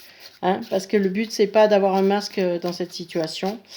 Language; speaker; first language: French; native; French